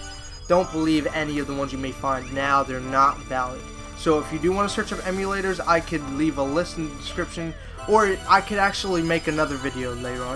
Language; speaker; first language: English; native; English